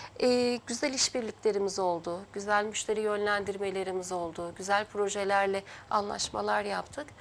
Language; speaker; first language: Turkish; early bilingual, heritage; Turkish